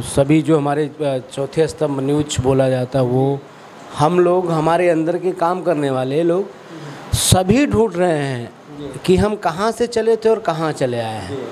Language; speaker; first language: Hindi; non-native, local second language; Bhojpuri